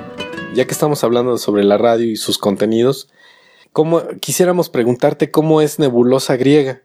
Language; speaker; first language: Spanish; native; Spanish